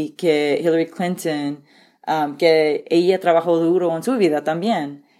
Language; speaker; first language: Spanish; early bilingual, heritage; Spanish